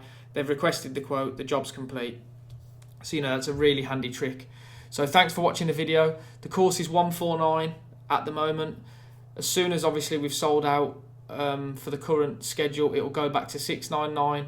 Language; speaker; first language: English; native; English